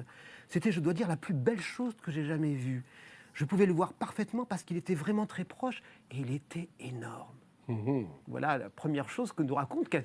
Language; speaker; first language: French; native; French